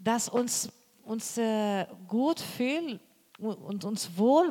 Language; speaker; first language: German; non-native, learner; Portuguese